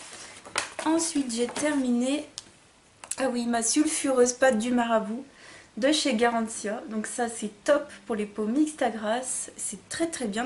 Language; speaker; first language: French; native; French